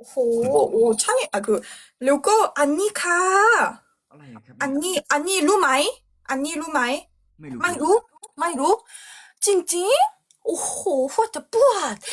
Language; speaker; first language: Thai; non-native, learner; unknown